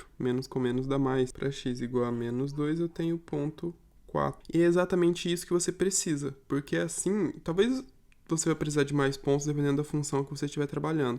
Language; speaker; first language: Portuguese; native; Portuguese